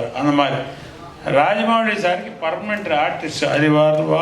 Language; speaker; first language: Tamil; non-native, fluent; Telugu